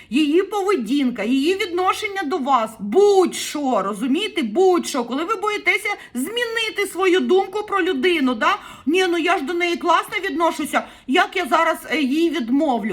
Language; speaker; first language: Ukrainian; native; Ukrainian